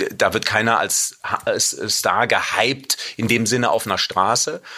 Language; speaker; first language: German; native; German